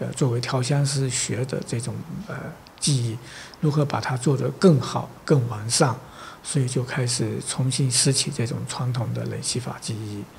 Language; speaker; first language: Chinese; native; Chinese